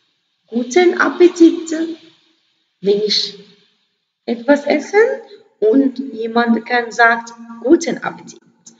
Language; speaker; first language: German; non-native, learner; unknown